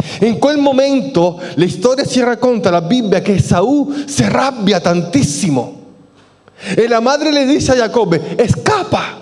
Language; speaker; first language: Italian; non-native, fluent; Spanish